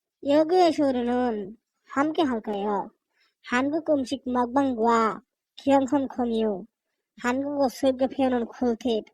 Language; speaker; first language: Korean; non-native, fluent; Bangla